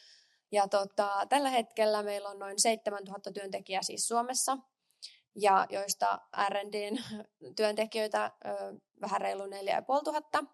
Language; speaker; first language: Finnish; native; Finnish